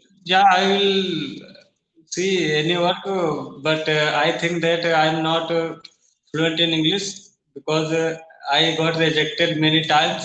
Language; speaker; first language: English; non-native, learner; Hindi